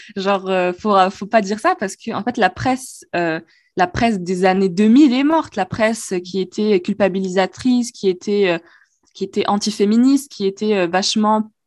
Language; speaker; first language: French; non-native, local second language; Arabic